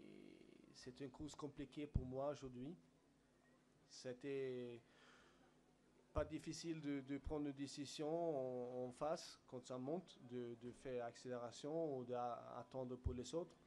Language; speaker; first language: French; non-native, fluent; Swedish